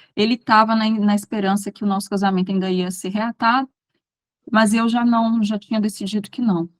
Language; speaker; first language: Portuguese; native; Portuguese